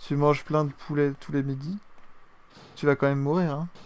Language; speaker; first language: French; native; French